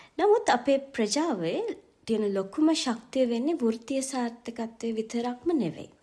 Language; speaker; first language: Sinhala; native; Sinhala